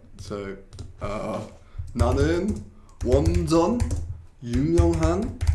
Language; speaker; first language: Korean; non-native, fluent; English